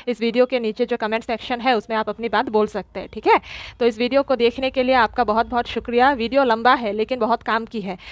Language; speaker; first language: Hindi; non-native, local second language; Assamese